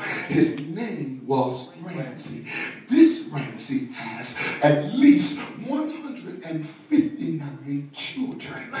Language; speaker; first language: English; native; English